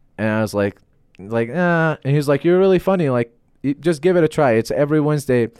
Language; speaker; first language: English; non-native, fluent; Arabic